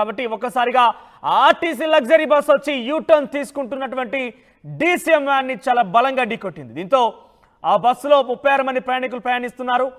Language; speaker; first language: Telugu; native; Telugu